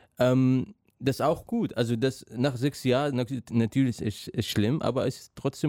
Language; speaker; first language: German; non-native, learner; Arabic